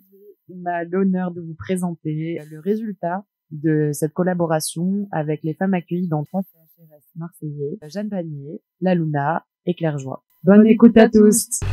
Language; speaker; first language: French; native; French